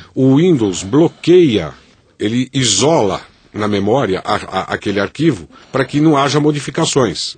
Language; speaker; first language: Portuguese; native; Portuguese